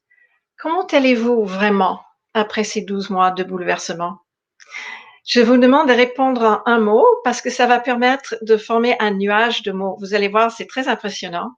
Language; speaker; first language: French; non-native, fluent; English